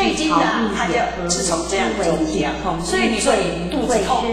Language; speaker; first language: Chinese; native; Chinese